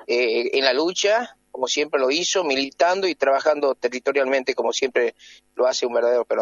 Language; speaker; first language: Spanish; native; Spanish